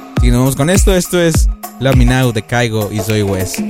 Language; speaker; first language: Spanish; native; Spanish